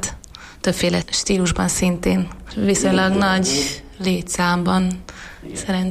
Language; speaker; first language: Hungarian; native; Hungarian